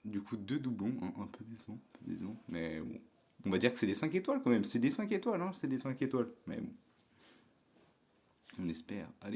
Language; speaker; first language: French; native; French